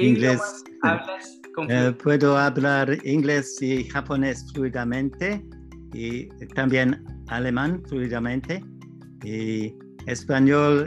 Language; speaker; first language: Spanish; non-native, learner; English